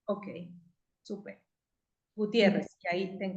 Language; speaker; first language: Spanish; native; Spanish